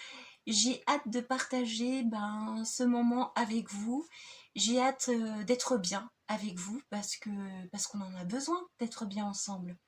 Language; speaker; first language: French; native; French